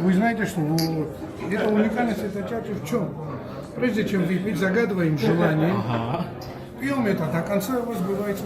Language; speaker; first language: Russian; non-native, fluent; Georgian